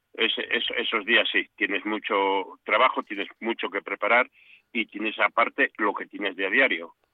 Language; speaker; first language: Spanish; native; Spanish